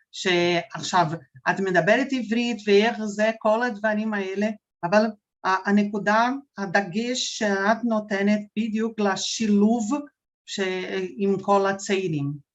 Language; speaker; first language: Hebrew; non-native, fluent; Portuguese